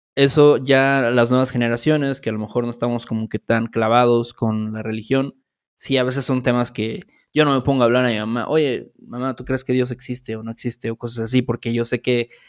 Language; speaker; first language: Spanish; native; Spanish